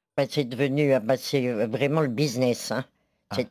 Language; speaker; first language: French; native; French